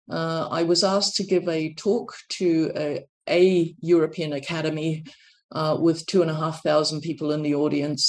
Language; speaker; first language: English; native; English